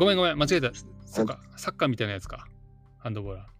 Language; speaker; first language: Japanese; native; Japanese